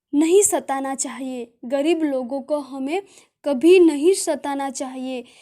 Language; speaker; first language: Hindi; non-native, local second language; Gujarati